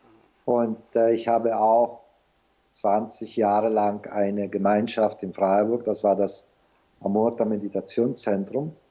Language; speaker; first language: German; non-native, fluent; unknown